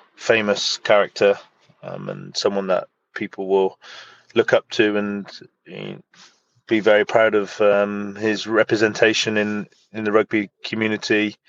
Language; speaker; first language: English; native; English